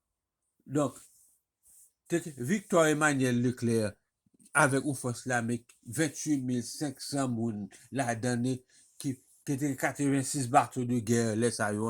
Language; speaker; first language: French; non-native, local second language; Haitian Creole